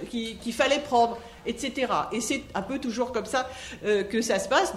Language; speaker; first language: French; native; French